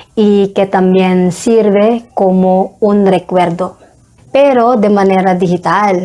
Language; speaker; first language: Spanish; non-native, fluent; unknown